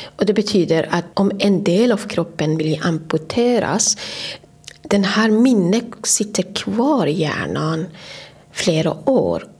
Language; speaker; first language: Swedish; non-native, fluent; Persian